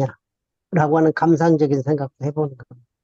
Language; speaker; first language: Korean; native; Korean